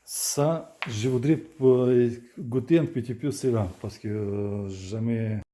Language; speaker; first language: French; non-native, learner; Russian